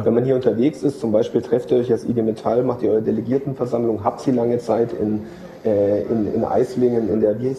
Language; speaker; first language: German; native; German